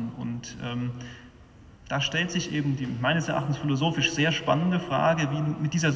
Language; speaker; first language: German; native; German